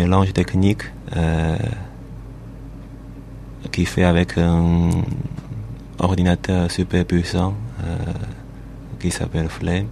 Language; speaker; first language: French; non-native, learner; Chinese